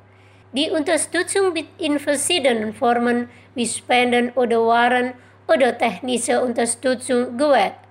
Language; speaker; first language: German; non-native, fluent; Indonesian